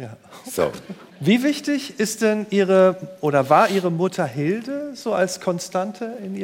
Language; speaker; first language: German; native; German